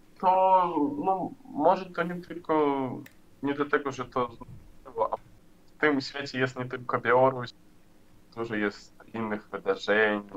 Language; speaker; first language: Polish; non-native, learner; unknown